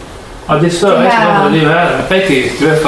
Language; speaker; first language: Danish; non-native, learner; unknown